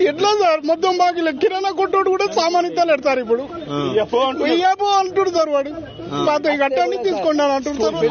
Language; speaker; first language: Telugu; native; Telugu